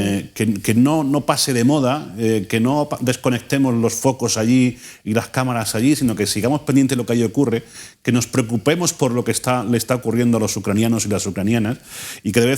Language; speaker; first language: Spanish; native; Spanish